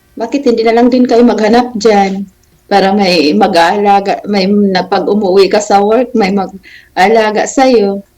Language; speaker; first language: Filipino; non-native, local second language; Waray